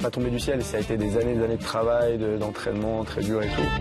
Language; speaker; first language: French; native; French